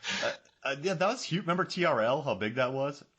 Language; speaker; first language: English; native; English